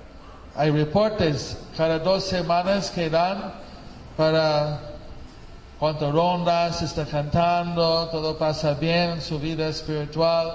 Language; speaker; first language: Spanish; non-native, fluent; English